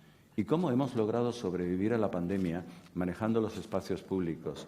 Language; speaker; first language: Spanish; native; Spanish